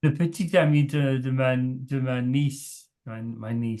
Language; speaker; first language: French; non-native, learner; English